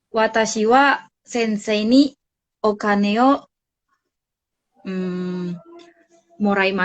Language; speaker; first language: Japanese; non-native, learner; Indonesian